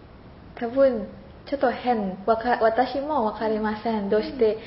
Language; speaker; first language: Japanese; non-native, learner; Indonesian